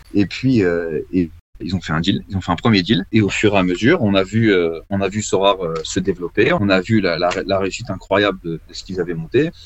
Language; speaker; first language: French; native; French